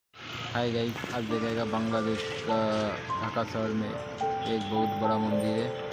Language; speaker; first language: Hindi; non-native, local second language; Bangla